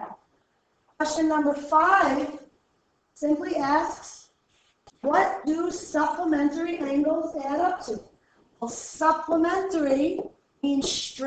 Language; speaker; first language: English; native; English